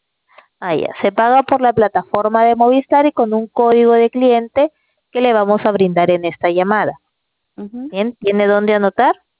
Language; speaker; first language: Spanish; native; Spanish